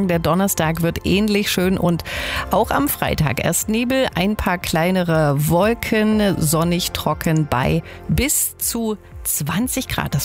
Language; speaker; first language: German; native; German